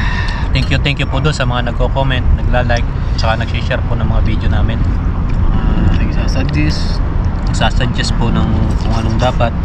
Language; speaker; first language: Filipino; native; Filipino